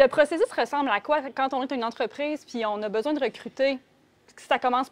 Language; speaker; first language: French; native; French